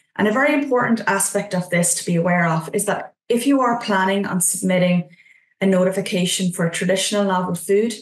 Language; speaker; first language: English; native; English